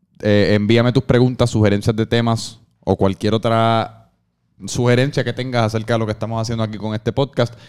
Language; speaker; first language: Spanish; native; Spanish